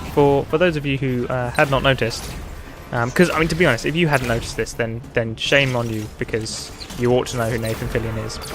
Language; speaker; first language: English; native; English